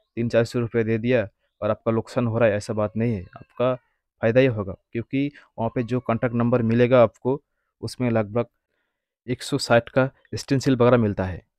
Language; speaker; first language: Hindi; non-native, local second language; Bangla